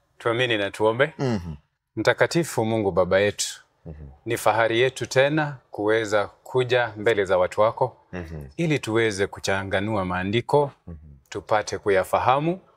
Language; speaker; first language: Swahili; non-native, local second language; Luo (Kenya and Tanzania)